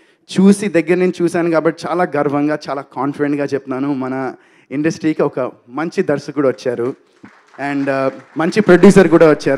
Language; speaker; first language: Telugu; native; Telugu